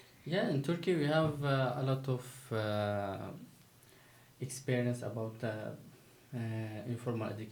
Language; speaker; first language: English; non-native, learner; Turkish